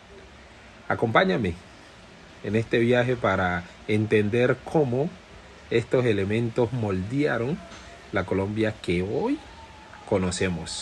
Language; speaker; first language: Spanish; native; Spanish